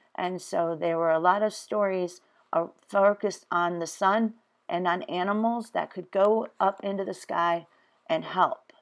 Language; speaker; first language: English; native; English